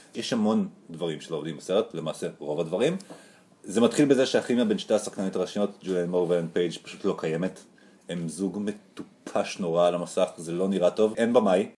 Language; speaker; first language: Hebrew; native; Hebrew